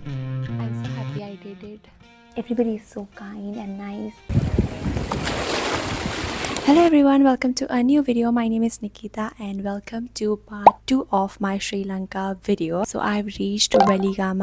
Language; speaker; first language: English; non-native, local second language; Hindi